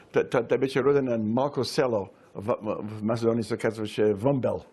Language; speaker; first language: Bulgarian; early bilingual, heritage; Bulgarian